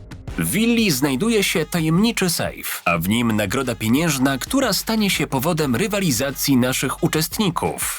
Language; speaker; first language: Polish; native; Polish